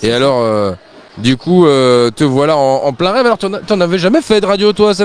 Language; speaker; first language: French; native; French